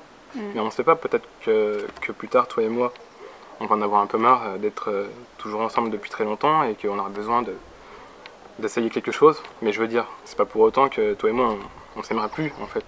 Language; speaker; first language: French; native; French